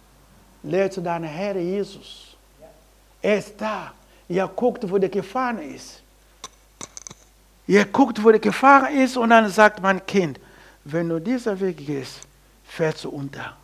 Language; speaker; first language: German; non-native, learner; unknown